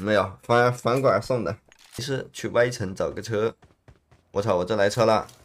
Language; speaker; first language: Chinese; native; Chinese